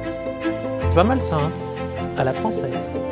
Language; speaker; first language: French; native; French